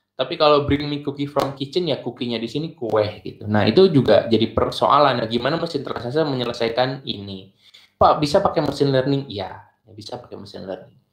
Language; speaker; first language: Indonesian; native; Indonesian